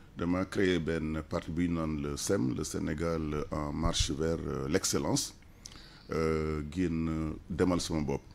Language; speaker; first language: French; non-native, local second language; Wolof